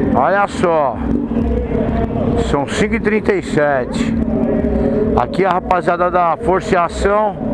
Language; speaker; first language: Portuguese; native; Portuguese